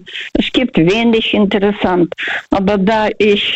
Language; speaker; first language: German; non-native, fluent; Russian